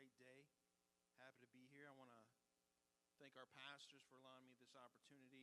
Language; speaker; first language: English; native; English